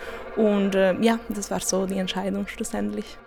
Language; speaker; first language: German; non-native, fluent; Spanish